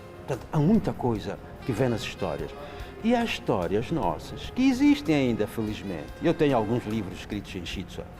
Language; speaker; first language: Portuguese; non-native, local second language; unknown